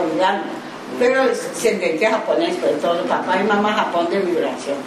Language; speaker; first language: Spanish; non-native, learner; Japanese